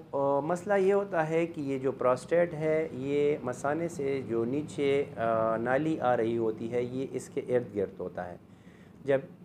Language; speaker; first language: Urdu; non-native, local second language; Pashto